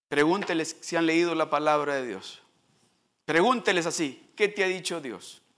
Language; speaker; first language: Spanish; early bilingual, heritage; Spanish